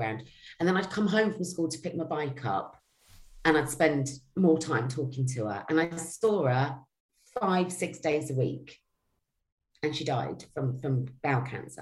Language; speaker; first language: English; native; English